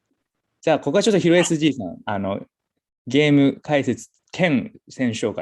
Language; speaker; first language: Japanese; native; Japanese